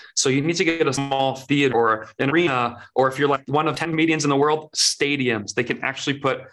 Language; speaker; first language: English; early bilingual, other home language; Persian